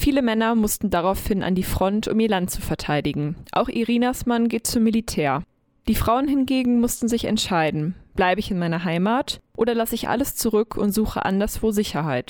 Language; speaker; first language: German; native; German